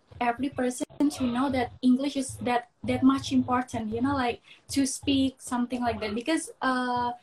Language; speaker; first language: English; non-native, local second language; Indonesian